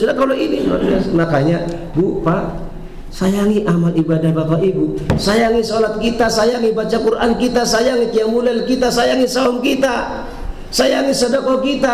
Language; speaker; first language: Indonesian; native; Indonesian